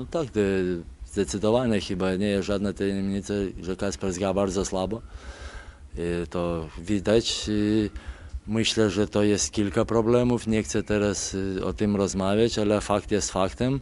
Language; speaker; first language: Polish; non-native, fluent; Lithuanian